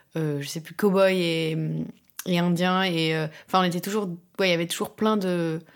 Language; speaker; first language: French; native; French